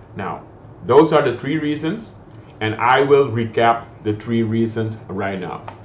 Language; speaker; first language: English; non-native, fluent; Papiamento